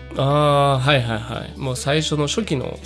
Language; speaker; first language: Japanese; native; Japanese